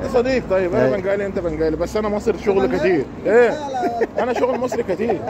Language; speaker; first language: Arabic; non-native, learner; Bangla